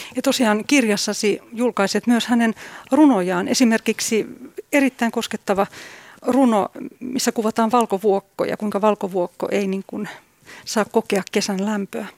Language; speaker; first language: Finnish; native; Finnish